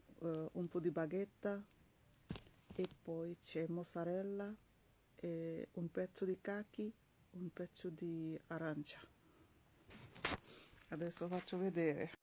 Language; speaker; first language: Italian; non-native, learner; Bangla